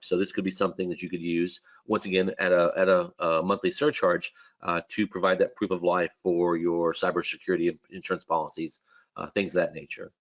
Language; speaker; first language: English; native; English